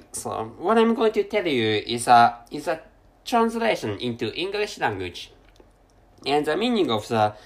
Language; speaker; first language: English; non-native, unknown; Japanese